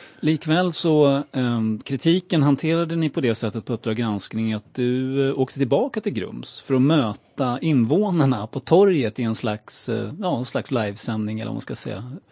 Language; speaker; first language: Swedish; native; Swedish